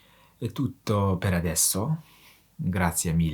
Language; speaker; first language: Italian; non-native, fluent; Mongolian